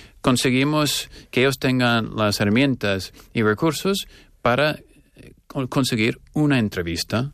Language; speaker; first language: Spanish; non-native, fluent; English